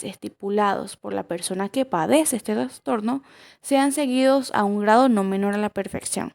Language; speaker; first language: Spanish; native; Spanish